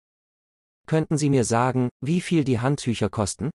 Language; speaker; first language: German; non-native, learner; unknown